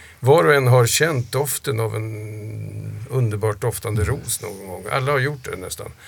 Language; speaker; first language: Swedish; native; Swedish